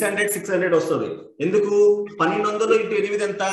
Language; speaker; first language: Telugu; native; Telugu